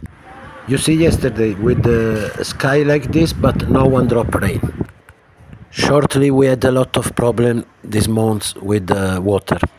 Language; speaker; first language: English; non-native, learner; Spanish